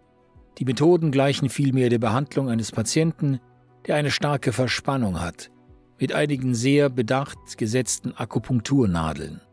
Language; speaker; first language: German; native; German